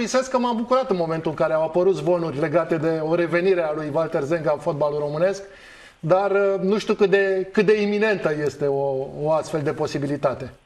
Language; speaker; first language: Romanian; native; Romanian